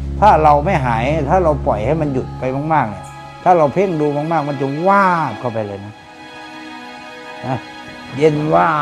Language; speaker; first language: Thai; native; Thai